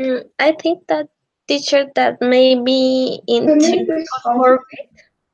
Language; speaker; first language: English; non-native, learner; Spanish